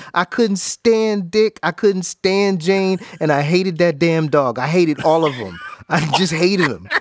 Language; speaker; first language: English; native; English